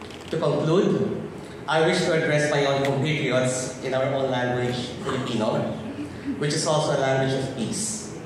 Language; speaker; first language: English; non-native, local second language; Filipino